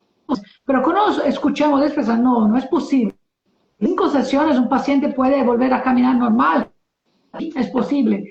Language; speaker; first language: Spanish; non-native, learner; Portuguese